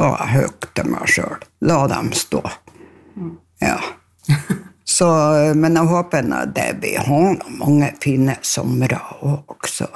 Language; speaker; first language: Norwegian; native; Norwegian